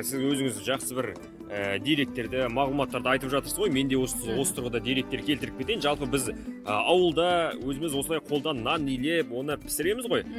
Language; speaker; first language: Kazakh; native; Kazakh